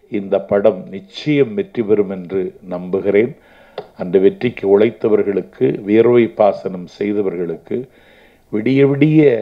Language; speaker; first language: Tamil; native; Tamil